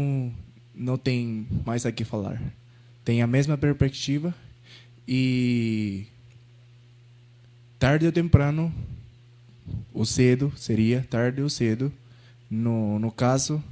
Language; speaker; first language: Portuguese; non-native, fluent; Spanish